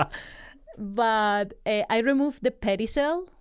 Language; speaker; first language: English; non-native, fluent; Spanish